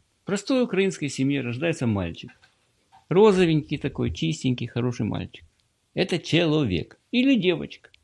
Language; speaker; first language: Russian; native; Russian